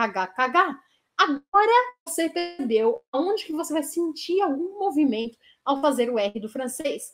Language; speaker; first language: Portuguese; native; Portuguese